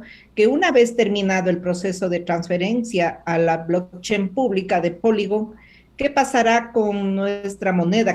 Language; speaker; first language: Spanish; native; Spanish